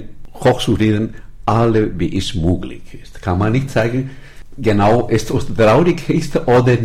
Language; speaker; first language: German; non-native, learner; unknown